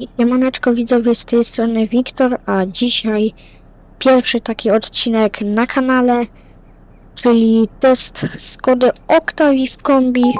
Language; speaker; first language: Polish; native; Polish